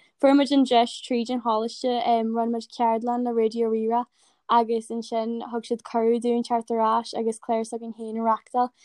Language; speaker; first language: Irish; native; Irish